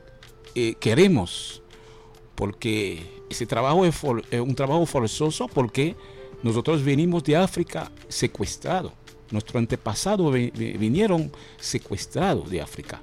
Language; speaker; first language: Spanish; non-native, fluent; Haitian Creole